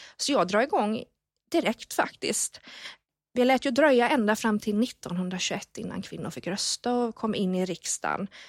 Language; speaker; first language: Swedish; native; Swedish